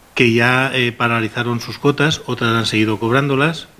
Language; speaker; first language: Spanish; non-native, local second language; Catalan